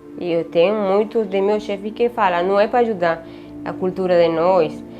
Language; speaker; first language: Portuguese; non-native, learner; Spanish